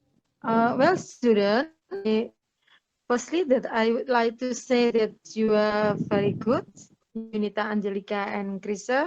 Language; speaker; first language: English; non-native, learner; Indonesian